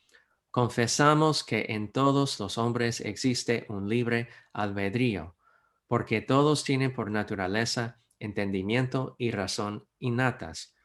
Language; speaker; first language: Spanish; non-native, fluent; English